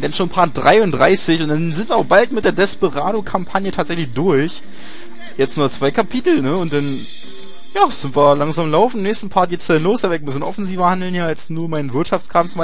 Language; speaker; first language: German; native; German